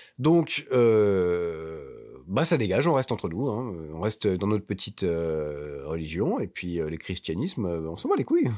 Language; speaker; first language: French; native; French